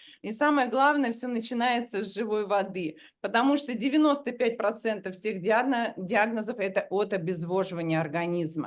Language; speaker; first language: Russian; native; Russian